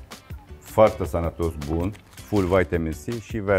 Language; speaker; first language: Romanian; non-native, learner; Turkish